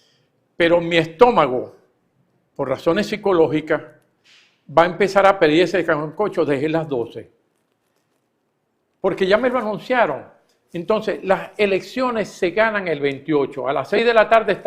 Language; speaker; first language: Spanish; native; Spanish